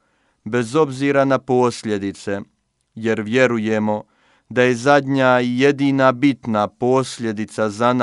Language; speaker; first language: Croatian; native; Croatian